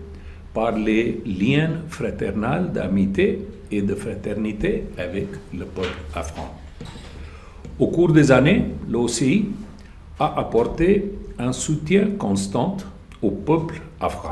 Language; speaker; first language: French; non-native, fluent; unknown